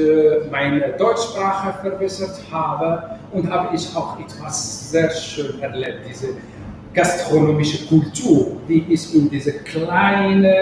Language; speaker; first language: German; non-native, fluent; Arabic